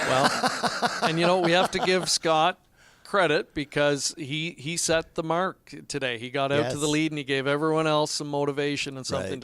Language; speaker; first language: English; native; English